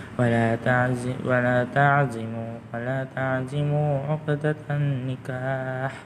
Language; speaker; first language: Arabic; non-native, learner; Indonesian